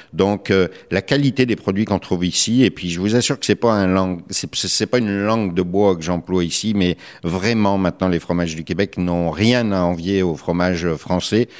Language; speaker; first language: French; native; French